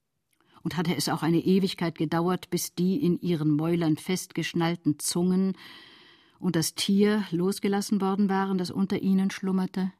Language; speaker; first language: German; native; German